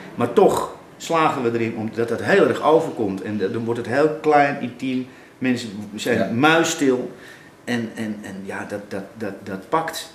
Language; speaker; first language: Dutch; native; Dutch